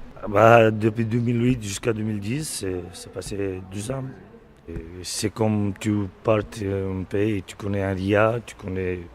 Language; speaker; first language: French; non-native, learner; Romanian